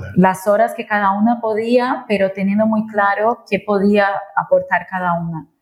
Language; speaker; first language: Spanish; non-native, fluent; Portuguese